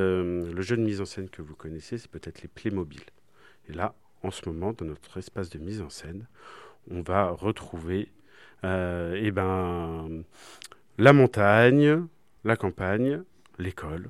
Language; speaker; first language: French; native; French